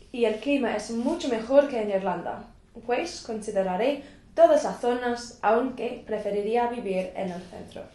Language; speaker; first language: Spanish; non-native, fluent; English